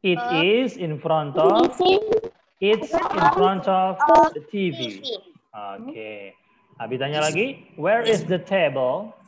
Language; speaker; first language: English; non-native, learner; Indonesian